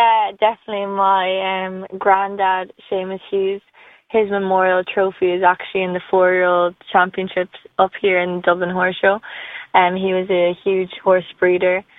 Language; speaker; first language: English; native; English